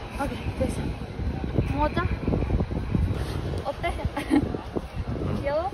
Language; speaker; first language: Korean; non-native, learner; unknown